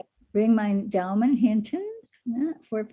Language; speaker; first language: German; non-native, learner; English